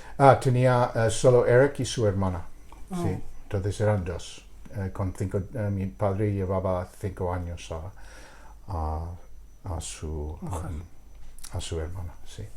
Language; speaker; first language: Spanish; non-native, fluent; English